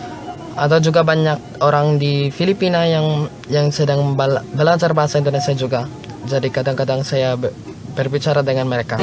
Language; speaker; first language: Indonesian; non-native, learner; Filipino